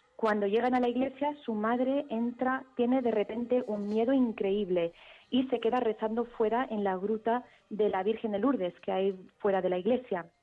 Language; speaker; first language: Spanish; early bilingual, heritage; Spanish